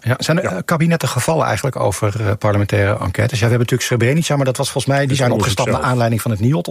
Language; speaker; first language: Dutch; native; Dutch